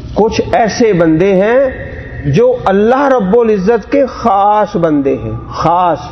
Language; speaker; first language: Urdu; non-native, local second language; Punjabi